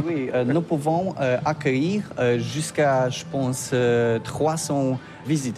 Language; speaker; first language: French; non-native, learner; Polish